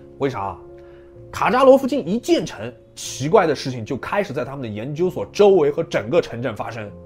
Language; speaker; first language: Chinese; native; Chinese